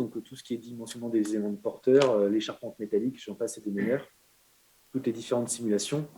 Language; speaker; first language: French; native; French